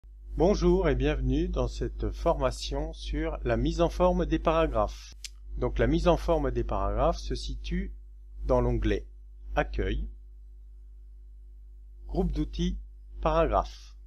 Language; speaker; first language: French; native; French